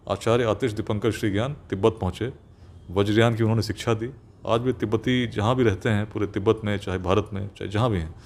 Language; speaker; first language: Hindi; native; Hindi